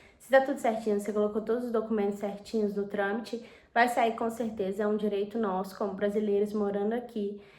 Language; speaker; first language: Portuguese; native; Portuguese